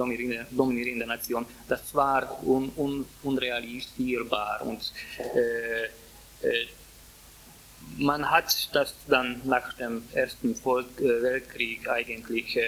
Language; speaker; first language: German; non-native, fluent; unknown